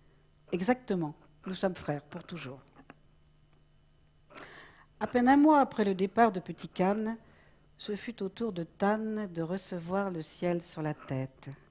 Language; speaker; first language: French; native; French